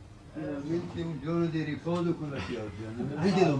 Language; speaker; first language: Italian; native; Italian